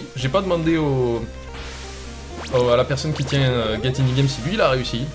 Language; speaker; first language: French; native; French